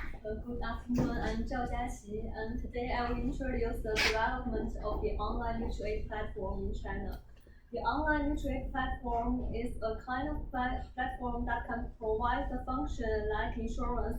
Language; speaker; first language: English; non-native, fluent; Chinese